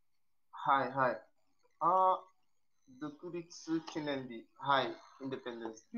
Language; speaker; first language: Japanese; non-native, learner; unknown